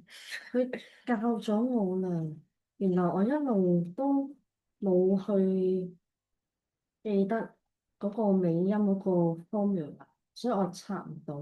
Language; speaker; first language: Cantonese; native; Cantonese